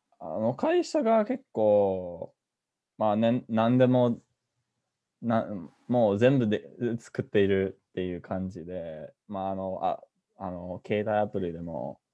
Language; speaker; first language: Japanese; non-native, fluent; English